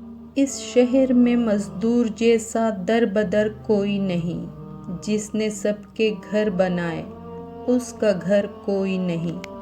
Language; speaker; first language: Urdu; native; Urdu